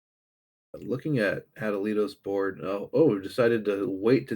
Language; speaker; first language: English; native; English